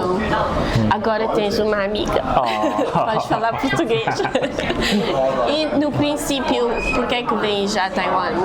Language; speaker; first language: Portuguese; non-native, fluent; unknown